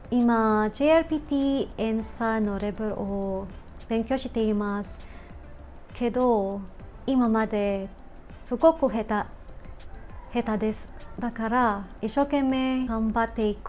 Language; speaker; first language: Japanese; non-native, learner; Filipino